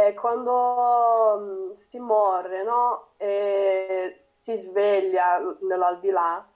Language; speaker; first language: Italian; non-native, learner; Portuguese